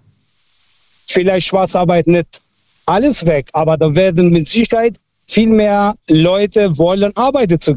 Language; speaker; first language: German; non-native, fluent; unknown